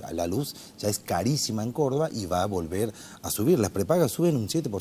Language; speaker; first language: Spanish; native; Spanish